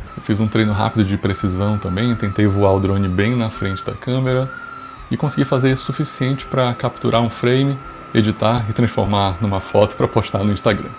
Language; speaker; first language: Portuguese; native; Portuguese